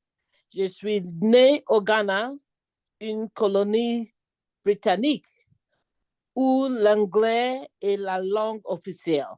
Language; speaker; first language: French; non-native, learner; Akan